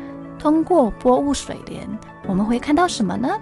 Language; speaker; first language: Chinese; non-native, fluent; Polish